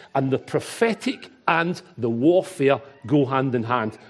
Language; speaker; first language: English; native; English